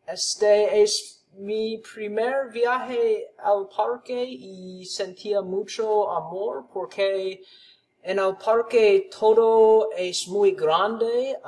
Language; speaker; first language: Spanish; non-native, learner; English